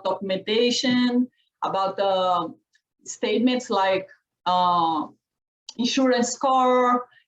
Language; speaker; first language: English; non-native, learner; Portuguese